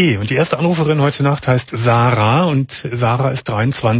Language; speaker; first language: German; native; German